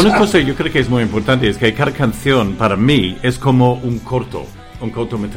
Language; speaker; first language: Spanish; non-native, fluent; English